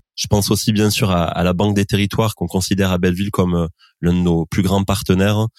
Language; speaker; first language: French; native; French